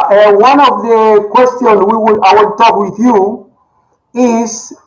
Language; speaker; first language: English; non-native, learner; Spanish